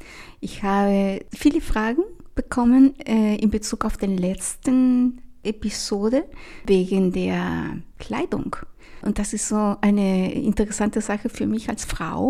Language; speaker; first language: German; non-native, fluent; Spanish